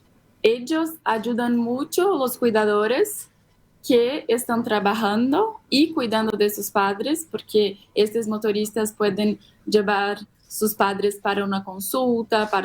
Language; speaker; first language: Spanish; non-native, fluent; Portuguese